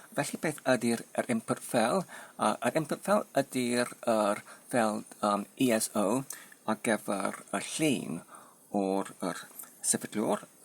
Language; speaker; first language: Welsh; non-native, learner; Polish